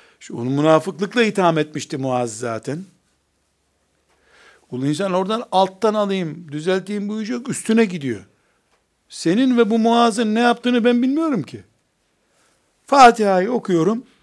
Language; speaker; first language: Turkish; native; Turkish